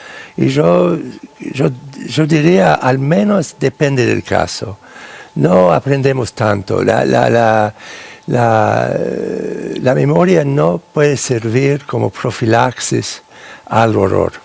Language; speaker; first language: Spanish; non-native, fluent; English